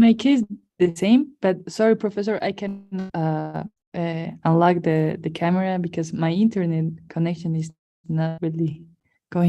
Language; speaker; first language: English; non-native, learner; Spanish